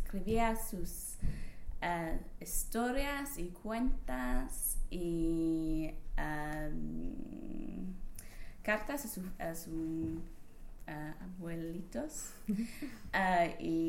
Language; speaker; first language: Spanish; non-native, learner; English